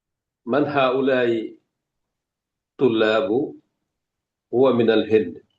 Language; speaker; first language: Arabic; non-native, learner; Indonesian